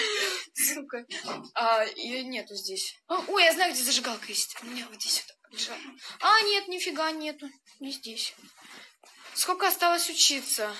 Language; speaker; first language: Russian; native; Russian